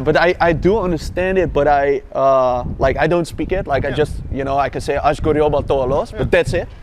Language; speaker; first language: English; non-native, fluent; Dutch